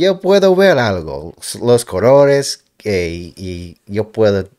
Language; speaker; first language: Spanish; non-native, learner; English